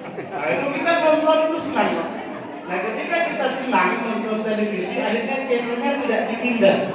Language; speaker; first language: Indonesian; non-native, local second language; Madurese